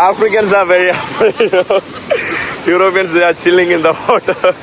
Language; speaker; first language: English; non-native, local second language; Malayalam